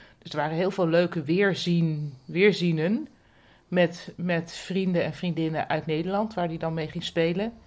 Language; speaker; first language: Dutch; native; Dutch